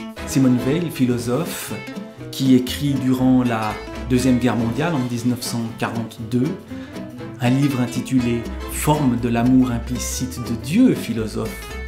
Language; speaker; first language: French; native; French